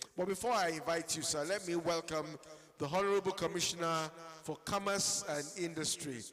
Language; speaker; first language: English; non-native, local second language; Yoruba